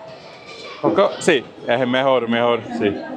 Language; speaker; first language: Spanish; non-native, learner; Turkish